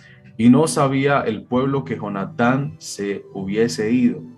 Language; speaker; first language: Spanish; native; Spanish